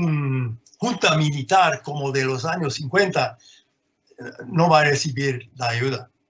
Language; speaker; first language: Spanish; non-native, fluent; English